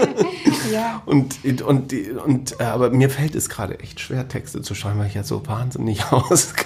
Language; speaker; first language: German; native; German